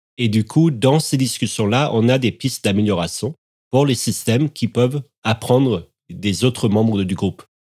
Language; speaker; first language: French; native; French